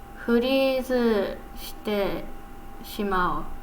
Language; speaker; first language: Japanese; non-native, learner; English